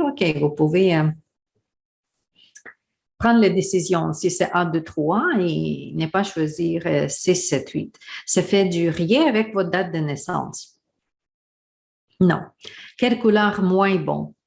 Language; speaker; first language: French; non-native, learner; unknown